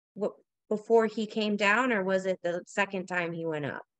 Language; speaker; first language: English; native; English